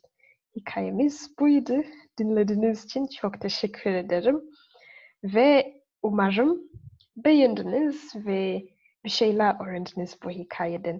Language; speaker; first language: Turkish; non-native, fluent; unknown